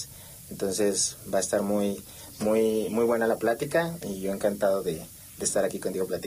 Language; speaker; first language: Spanish; native; Spanish